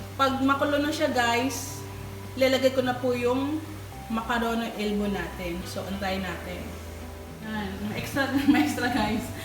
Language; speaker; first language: Filipino; non-native, local second language; Cebuano